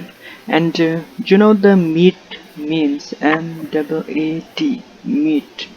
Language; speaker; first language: English; non-native, local second language; Punjabi